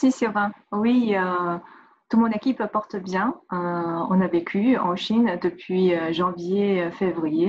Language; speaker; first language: French; non-native, learner; Chinese